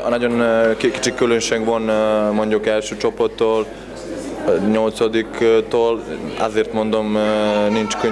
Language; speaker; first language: Hungarian; non-native, fluent; Serbian